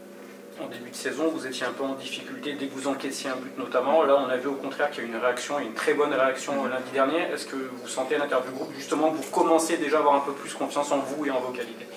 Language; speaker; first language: French; native; French